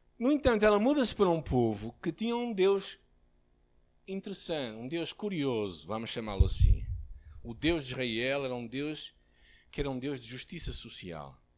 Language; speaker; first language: Portuguese; native; Portuguese